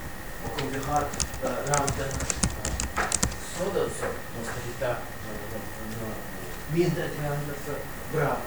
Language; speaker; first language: Swedish; non-native, fluent; Russian